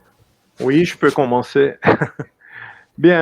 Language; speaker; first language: French; non-native, fluent; Portuguese